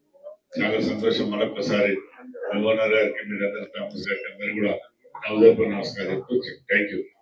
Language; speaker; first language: Telugu; native; Telugu